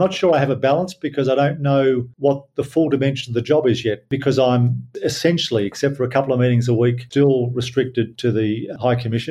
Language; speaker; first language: English; native; English